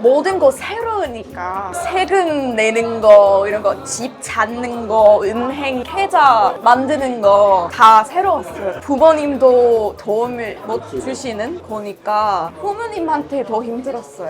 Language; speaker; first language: Korean; non-native, fluent; English